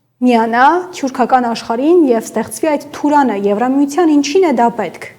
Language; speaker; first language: Armenian; native; Armenian